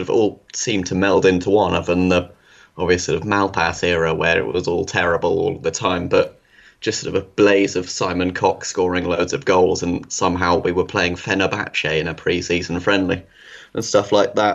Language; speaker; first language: English; native; English